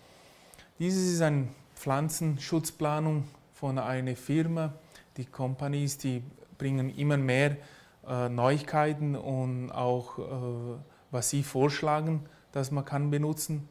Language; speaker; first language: German; early bilingual, heritage; German